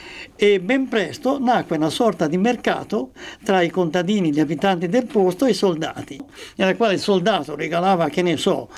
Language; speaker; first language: Italian; native; Italian